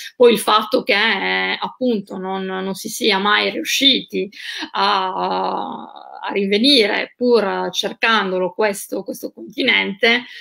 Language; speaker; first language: Italian; native; Italian